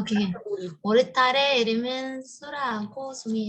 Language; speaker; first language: Korean; non-native, learner; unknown